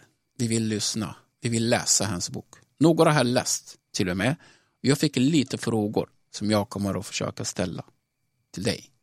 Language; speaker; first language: Swedish; non-native, fluent; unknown